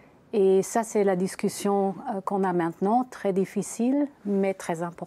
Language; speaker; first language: French; non-native, fluent; German